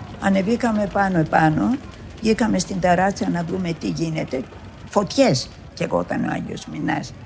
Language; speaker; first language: Greek; native; Greek